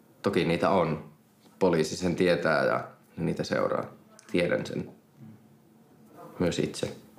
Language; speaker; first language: Finnish; native; Finnish